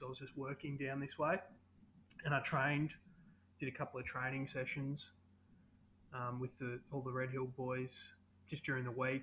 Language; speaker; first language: English; native; English